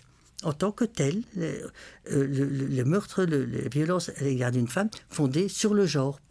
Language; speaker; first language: French; native; French